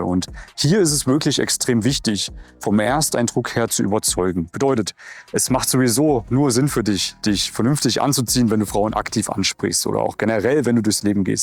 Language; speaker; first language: German; native; German